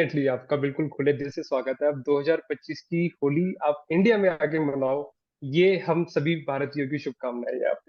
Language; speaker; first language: Hindi; native; Hindi